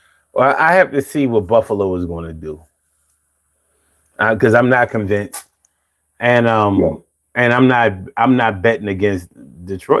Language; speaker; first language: English; native; English